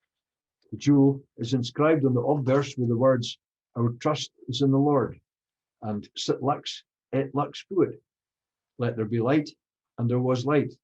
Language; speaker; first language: English; native; English